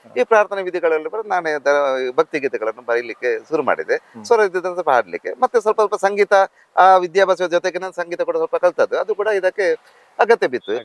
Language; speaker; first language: Kannada; non-native, local second language; Konkani